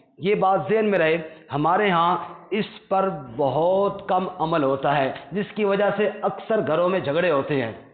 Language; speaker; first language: Urdu; non-native, local second language; Punjabi